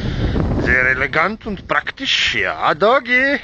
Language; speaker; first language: German; non-native, learner; Croatian